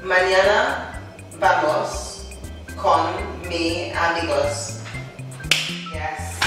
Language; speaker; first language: Spanish; non-native, learner; English